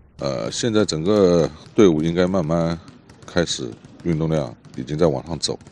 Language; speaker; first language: Chinese; native; Chinese